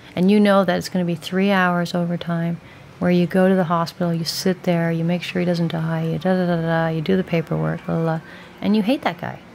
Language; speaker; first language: English; native; English